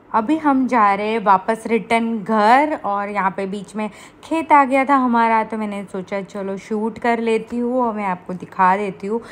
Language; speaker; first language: Hindi; non-native, local second language; Gujarati